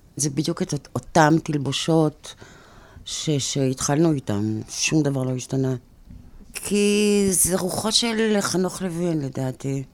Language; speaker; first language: Hebrew; non-native, fluent; French